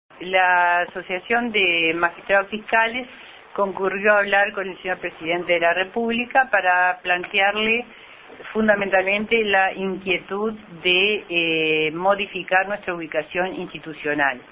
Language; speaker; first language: Spanish; native; Spanish